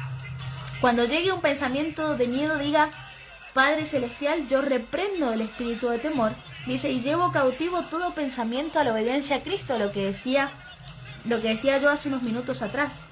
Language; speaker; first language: Spanish; native; Spanish